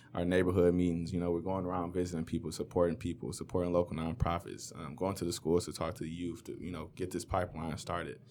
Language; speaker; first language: English; native; English